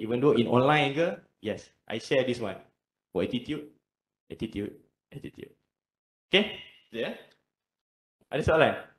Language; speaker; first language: English; non-native, local second language; Malay